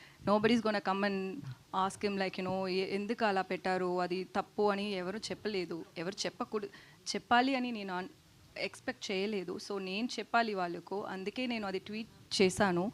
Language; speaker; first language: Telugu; non-native, learner; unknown